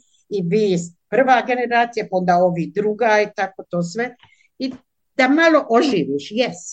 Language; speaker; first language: Croatian; native; Croatian